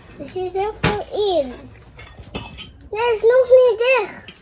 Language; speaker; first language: Dutch; non-native, learner; Thai